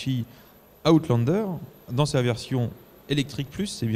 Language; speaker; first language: French; native; French